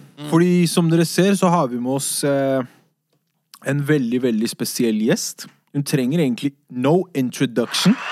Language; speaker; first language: Norwegian; early bilingual, other home language; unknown